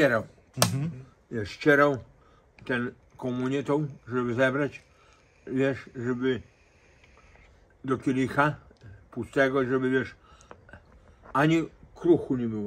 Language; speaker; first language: Polish; native; Polish